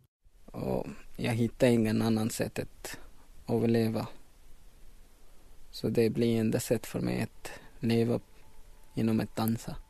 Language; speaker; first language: Swedish; non-native, learner; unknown